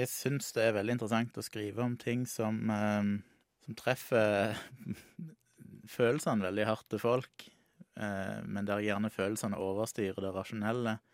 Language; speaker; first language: Norwegian; native; Norwegian